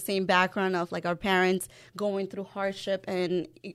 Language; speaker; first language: English; non-native, fluent; Spanish